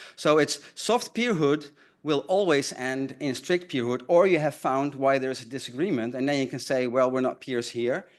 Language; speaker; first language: English; non-native, fluent; Dutch